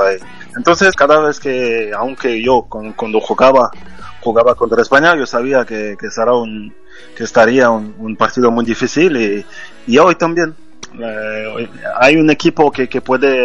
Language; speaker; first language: Spanish; non-native, fluent; French